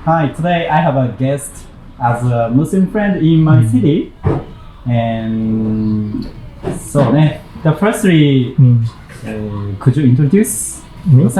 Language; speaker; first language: English; non-native, learner; Japanese